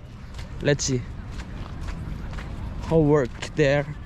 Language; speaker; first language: English; non-native, learner; Javanese